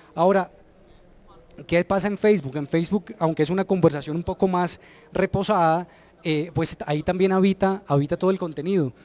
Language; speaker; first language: Spanish; native; Spanish